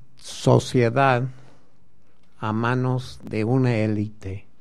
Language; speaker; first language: Spanish; non-native, fluent; English